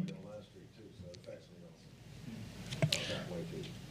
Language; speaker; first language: English; native; English